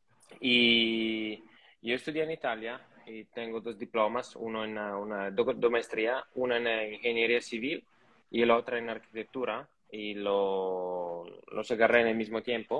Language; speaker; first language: Spanish; non-native, fluent; Italian